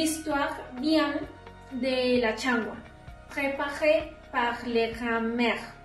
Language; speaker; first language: French; non-native, learner; Spanish